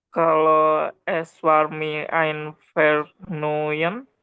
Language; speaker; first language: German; non-native, learner; Indonesian